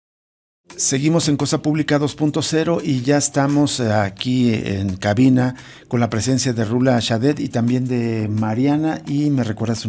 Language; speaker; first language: Spanish; non-native, local second language; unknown